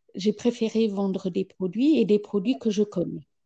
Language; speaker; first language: French; non-native, fluent; Amharic